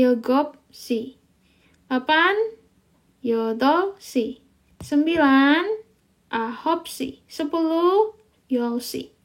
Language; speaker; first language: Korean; non-native, fluent; Indonesian